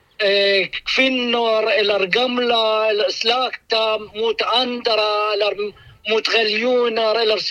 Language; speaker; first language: Swedish; non-native, learner; Arabic